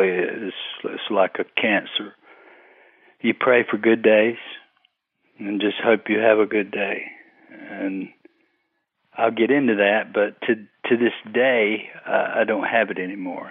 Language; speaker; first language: English; native; English